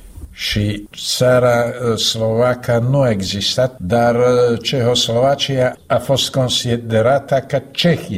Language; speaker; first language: Romanian; non-native, learner; Slovak